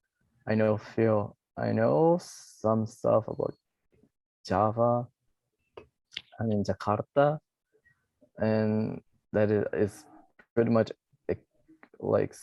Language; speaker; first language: English; non-native, fluent; Portuguese